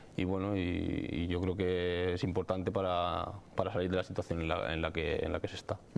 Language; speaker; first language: Spanish; native; Spanish